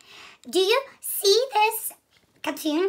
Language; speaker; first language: English; non-native, learner; Russian